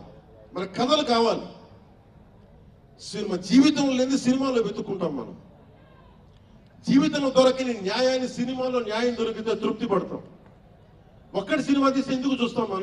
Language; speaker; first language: Telugu; native; Telugu